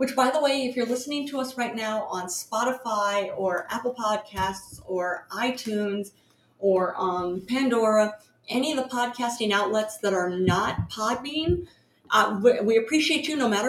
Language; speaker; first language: English; native; English